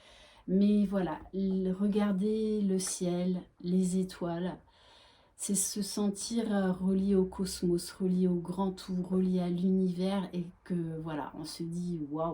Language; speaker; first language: French; native; French